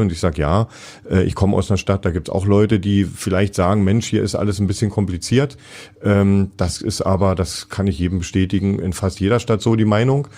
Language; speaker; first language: German; native; German